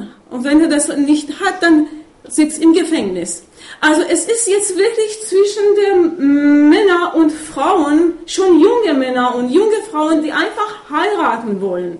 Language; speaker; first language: German; non-native, fluent; Persian